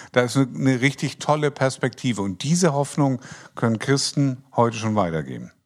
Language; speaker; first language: German; native; German